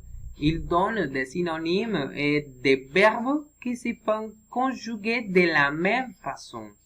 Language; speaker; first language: French; non-native, learner; Spanish